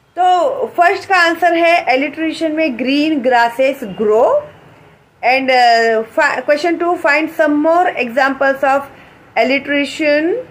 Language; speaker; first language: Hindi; non-native, local second language; Marathi